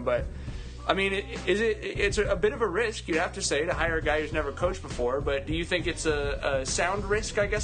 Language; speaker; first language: English; native; English